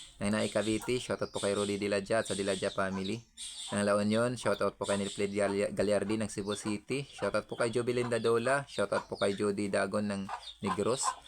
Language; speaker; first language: Filipino; non-native, local second language; Cebuano